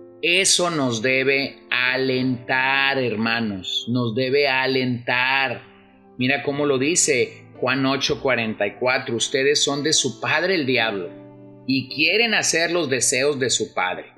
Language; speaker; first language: Spanish; native; Spanish